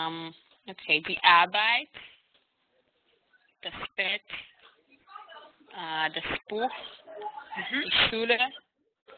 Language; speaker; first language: German; non-native, learner; Hebrew